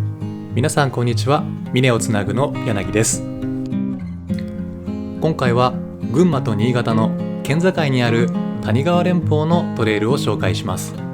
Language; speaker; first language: Japanese; native; Japanese